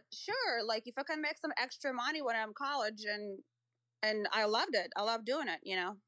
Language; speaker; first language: English; non-native, fluent; Russian